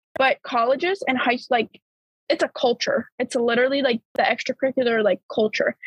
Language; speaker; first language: English; early bilingual, other home language; Bulgarian